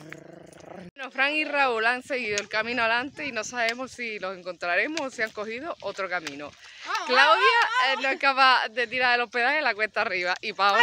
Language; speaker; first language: Spanish; native; Spanish